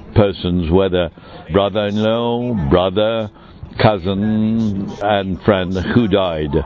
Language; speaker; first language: English; non-native, fluent; French